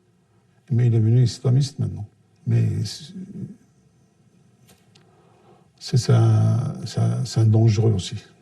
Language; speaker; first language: French; non-native, learner; Turkish